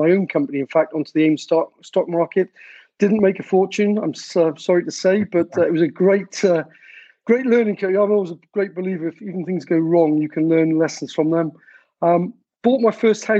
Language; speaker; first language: English; native; English